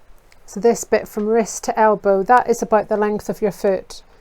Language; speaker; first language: English; native; English